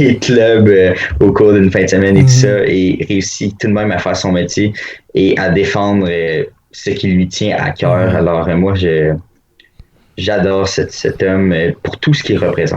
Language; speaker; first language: French; native; French